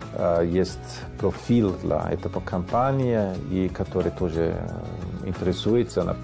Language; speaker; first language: Russian; non-native, learner; German